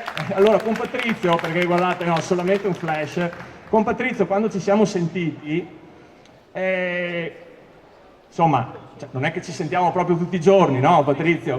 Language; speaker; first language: Italian; native; Italian